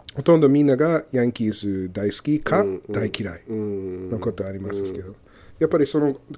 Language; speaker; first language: Japanese; non-native, learner; English